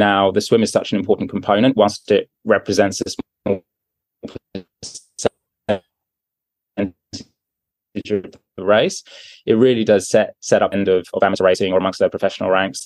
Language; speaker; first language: English; native; English